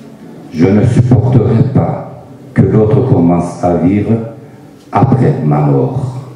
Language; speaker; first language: French; non-native, fluent; Turkish